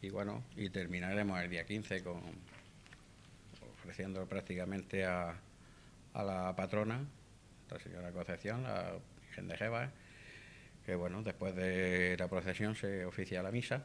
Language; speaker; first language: Spanish; native; Spanish